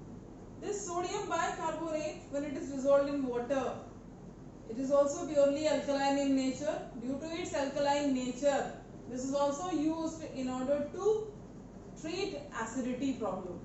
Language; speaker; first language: English; non-native, local second language; Hindi